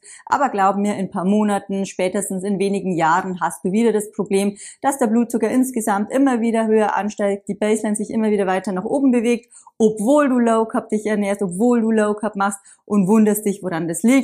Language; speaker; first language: German; native; German